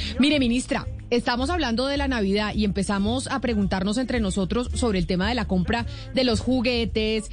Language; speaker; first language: Spanish; native; Spanish